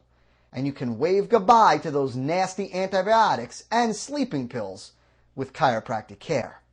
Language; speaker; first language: English; native; English